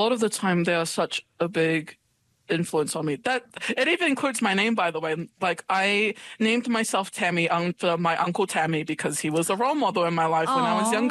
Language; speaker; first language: English; native; English